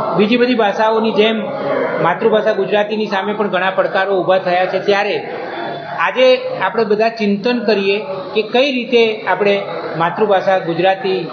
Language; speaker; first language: Gujarati; native; Gujarati